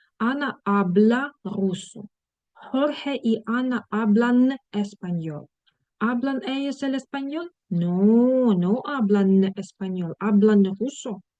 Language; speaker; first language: Spanish; non-native, fluent; Ukrainian